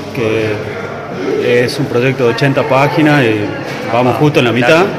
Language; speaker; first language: Spanish; native; Spanish